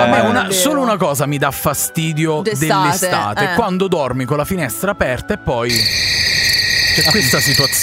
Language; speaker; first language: Italian; native; Italian